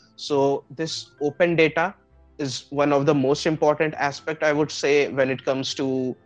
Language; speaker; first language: English; non-native, local second language; Bangla